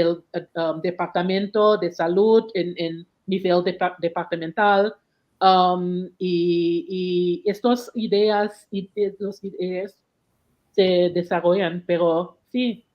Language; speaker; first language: Spanish; non-native, learner; English